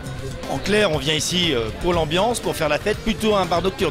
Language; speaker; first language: French; native; French